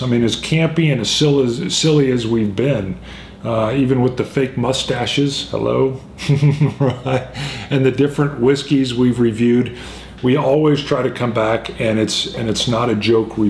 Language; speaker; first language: English; native; English